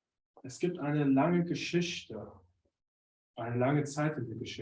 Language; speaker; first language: German; native; German